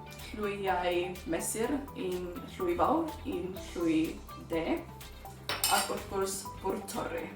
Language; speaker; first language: Welsh; non-native, learner; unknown